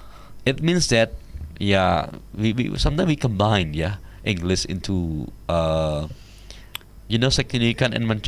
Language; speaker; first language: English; non-native, learner; Indonesian